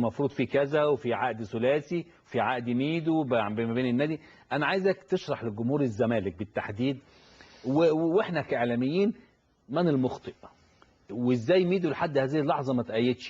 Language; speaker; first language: Arabic; native; Arabic